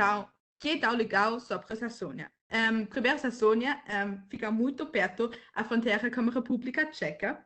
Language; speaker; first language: Portuguese; non-native, fluent; German